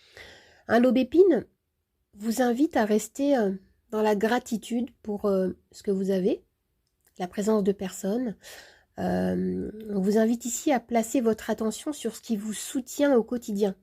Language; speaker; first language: French; native; French